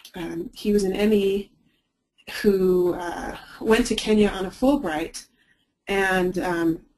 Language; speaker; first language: English; native; English